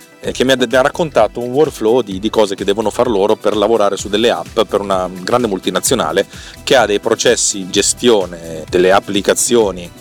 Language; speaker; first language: Italian; native; Italian